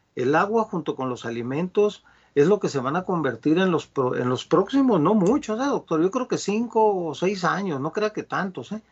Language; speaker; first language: Spanish; native; Spanish